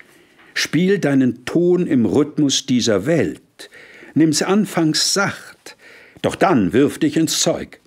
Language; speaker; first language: German; native; German